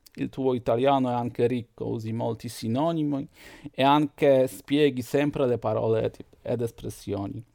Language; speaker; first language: Italian; non-native, fluent; Polish